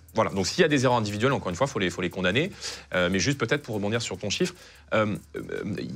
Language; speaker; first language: French; native; French